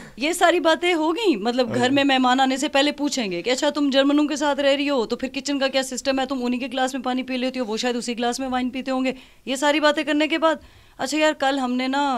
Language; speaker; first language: Urdu; non-native, local second language; Punjabi